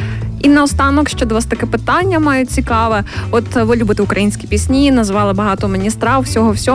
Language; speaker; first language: Ukrainian; native; Ukrainian